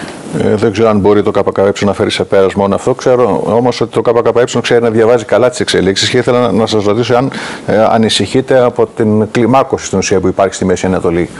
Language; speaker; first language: Greek; native; Greek